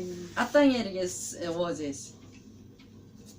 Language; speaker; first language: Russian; non-native, learner; Korean